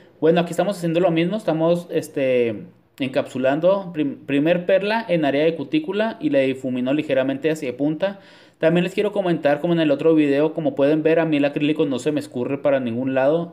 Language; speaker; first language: Spanish; native; Spanish